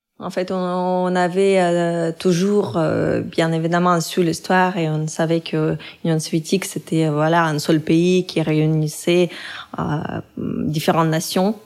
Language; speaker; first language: French; non-native, fluent; Russian